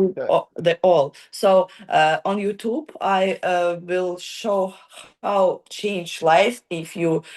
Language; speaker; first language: English; non-native, learner; Ukrainian